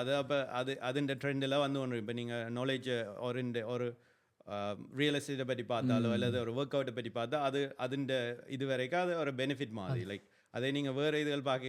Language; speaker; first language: Tamil; early bilingual, other home language; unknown